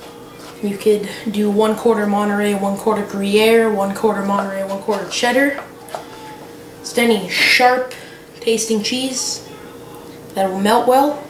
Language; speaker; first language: English; native; English